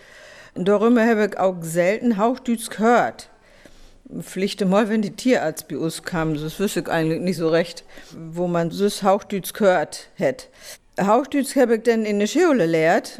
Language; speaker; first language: German; native; German